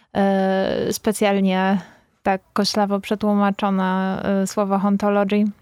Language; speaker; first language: Polish; native; Polish